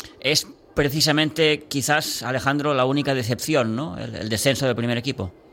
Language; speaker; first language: Spanish; non-native, local second language; Catalan